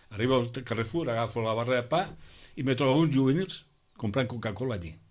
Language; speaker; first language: Catalan; native; Catalan